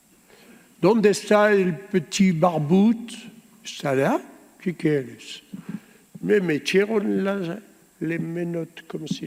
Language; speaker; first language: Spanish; early bilingual, heritage; Spanish